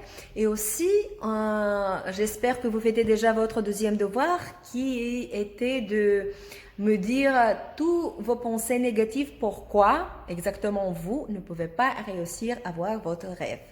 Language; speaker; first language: French; non-native, learner; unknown